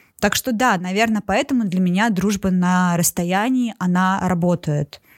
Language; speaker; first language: Russian; native; Russian